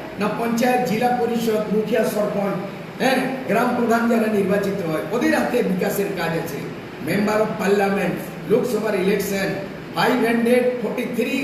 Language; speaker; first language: Bangla; non-native, local second language; Santali